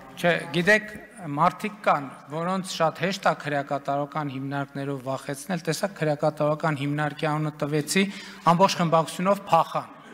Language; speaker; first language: Armenian; native; Armenian